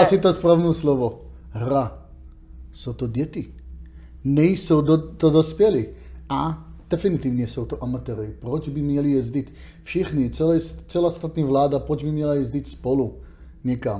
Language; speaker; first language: Czech; non-native, learner; Hebrew